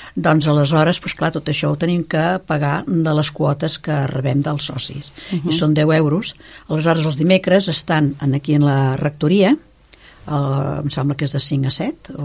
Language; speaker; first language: Catalan; non-native, local second language; Spanish